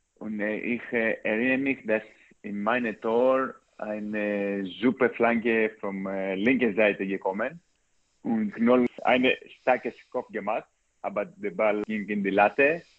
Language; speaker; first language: German; non-native, learner; Greek